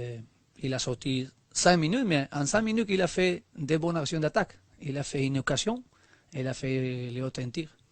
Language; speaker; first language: French; non-native, learner; Spanish